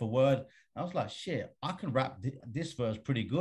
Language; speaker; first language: English; native; English